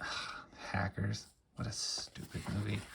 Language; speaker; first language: English; native; English